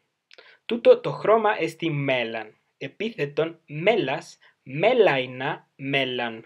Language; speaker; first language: Greek; non-native, fluent; Spanish